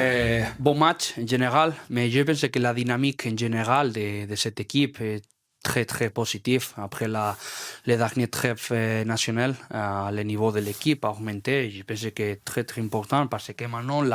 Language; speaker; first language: French; non-native, learner; Spanish